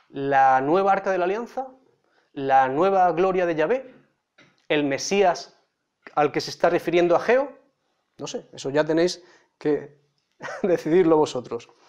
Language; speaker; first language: Spanish; native; Spanish